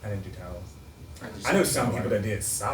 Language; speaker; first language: English; native; English